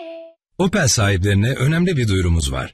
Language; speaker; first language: Turkish; native; Turkish